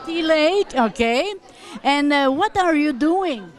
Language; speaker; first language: English; non-native, local second language; French